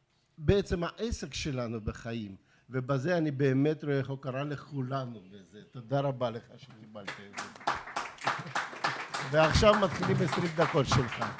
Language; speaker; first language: Hebrew; non-native, fluent; Russian